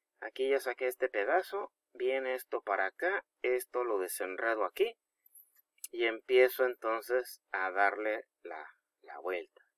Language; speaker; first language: Spanish; native; Spanish